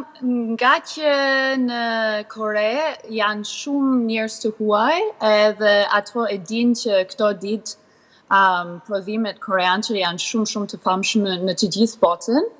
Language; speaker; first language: Albanian; early bilingual, heritage; Albanian